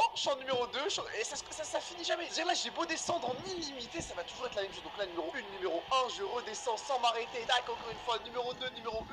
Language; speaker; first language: French; native; French